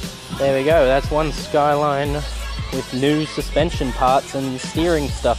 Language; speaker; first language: English; native; English